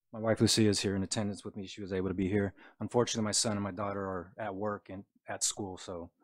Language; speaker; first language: English; native; English